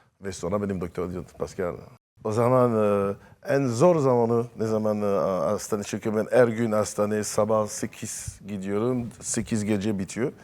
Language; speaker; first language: Turkish; non-native, learner; French